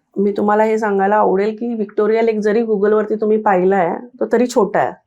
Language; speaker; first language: Marathi; native; Marathi